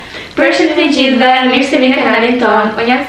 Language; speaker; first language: Albanian; early bilingual, heritage; Albanian